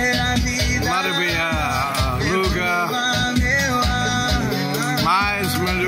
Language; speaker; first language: Portuguese; non-native, learner; English